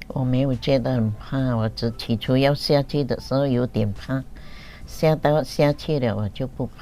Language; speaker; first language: Chinese; early bilingual, heritage; Chinese